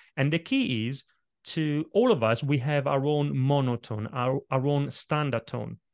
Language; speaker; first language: English; non-native, fluent; Italian